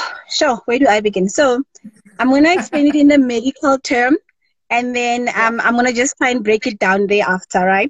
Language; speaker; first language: English; non-native, local second language; Tswana